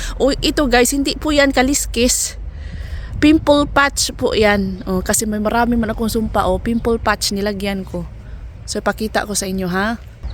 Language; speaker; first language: Filipino; non-native, local second language; Cebuano